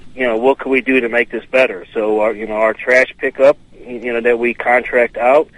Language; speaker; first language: English; native; English